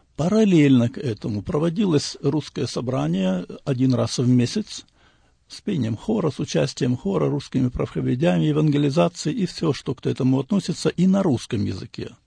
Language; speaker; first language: Russian; native; Russian